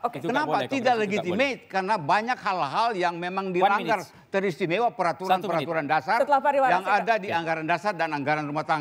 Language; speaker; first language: Indonesian; native; Indonesian